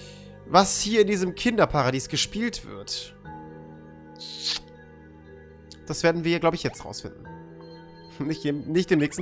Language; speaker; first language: German; native; German